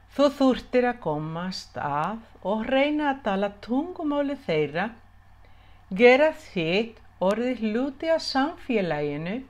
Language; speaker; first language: Icelandic; non-native, fluent; Spanish